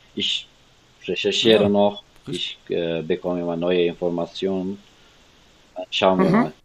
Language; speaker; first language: German; non-native, fluent; Turkish